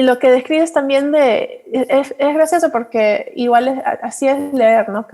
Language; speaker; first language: Spanish; early bilingual, heritage; Spanish